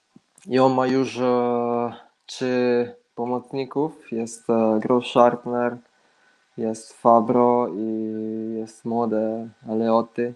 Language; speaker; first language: Polish; non-native, fluent; Italian